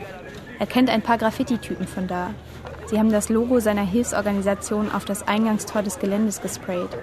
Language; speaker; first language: German; native; German